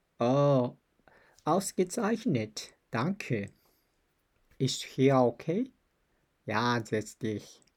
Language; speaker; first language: German; non-native, learner; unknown